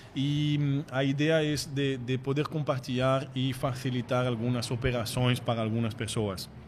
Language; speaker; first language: Portuguese; non-native, fluent; French